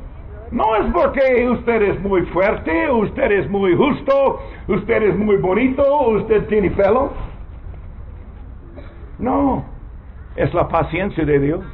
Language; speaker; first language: Spanish; non-native, learner; English